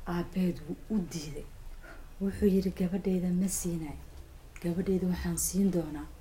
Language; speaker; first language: French; non-native, learner; Somali